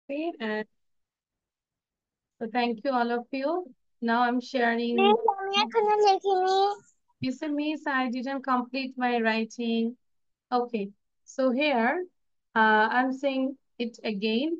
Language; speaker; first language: English; non-native, fluent; Bangla